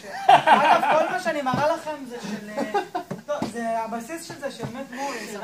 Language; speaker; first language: Hebrew; native; Hebrew